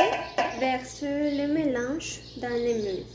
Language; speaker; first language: French; non-native, learner; Spanish